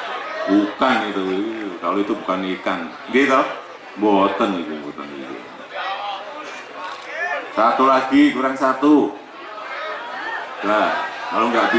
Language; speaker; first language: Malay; non-native, local second language; Javanese